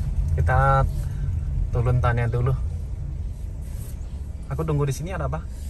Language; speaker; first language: Indonesian; non-native, fluent; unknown